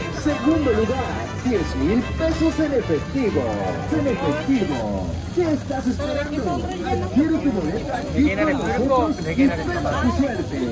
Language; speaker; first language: Spanish; native; Spanish